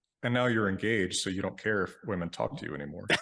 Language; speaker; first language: English; native; English